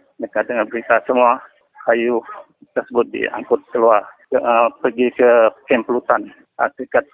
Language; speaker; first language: Malay; non-native, local second language; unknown